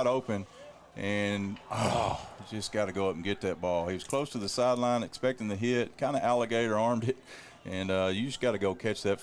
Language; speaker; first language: English; native; English